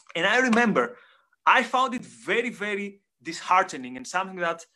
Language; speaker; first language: English; non-native, fluent; Greek